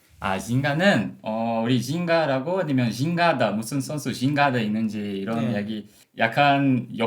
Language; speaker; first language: Korean; non-native, learner; Portuguese